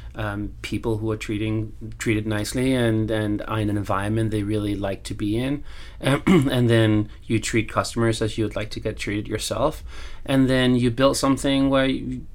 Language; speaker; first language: English; non-native, fluent; Danish